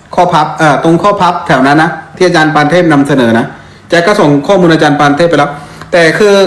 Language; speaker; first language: Thai; non-native, fluent; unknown